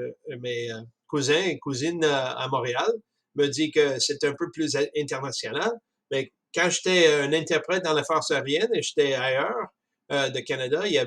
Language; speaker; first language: French; non-native, fluent; English